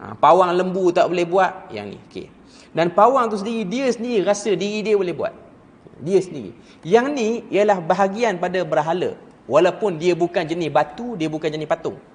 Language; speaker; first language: Malay; native; Malay